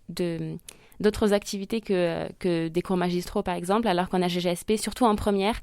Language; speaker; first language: French; native; French